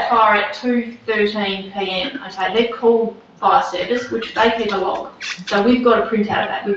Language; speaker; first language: English; native; English